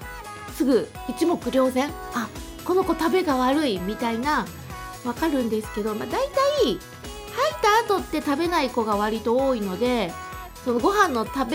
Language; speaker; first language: Japanese; native; Japanese